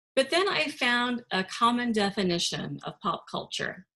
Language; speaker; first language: English; native; English